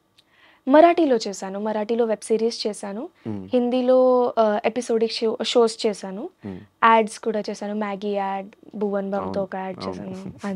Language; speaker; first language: Telugu; non-native, learner; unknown